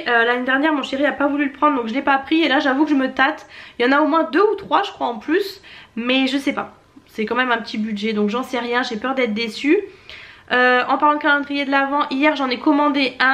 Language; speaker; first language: French; native; French